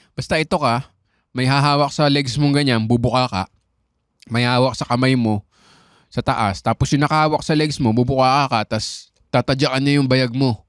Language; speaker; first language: Filipino; native; Filipino